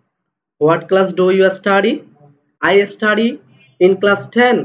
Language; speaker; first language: English; non-native, local second language; Bangla